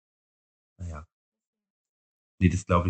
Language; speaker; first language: German; native; German